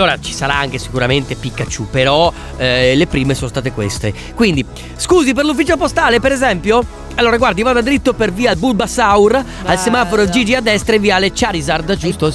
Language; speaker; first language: Italian; native; Italian